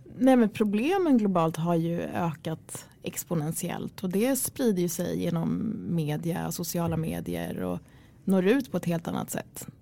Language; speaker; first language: Swedish; early bilingual, other home language; Kurdish